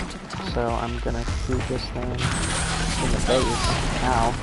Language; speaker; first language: English; native; English